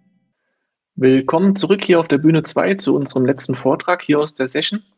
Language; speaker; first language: German; native; German